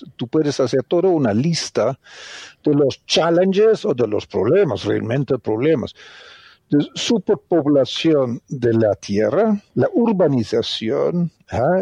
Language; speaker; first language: Spanish; non-native, fluent; Dutch